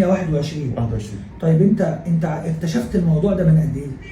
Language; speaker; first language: Arabic; native; Arabic